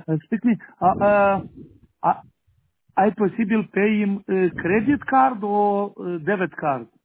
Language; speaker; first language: English; non-native, learner; Romanian